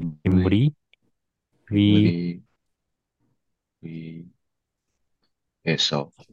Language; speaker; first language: Korean; non-native, learner; Chinese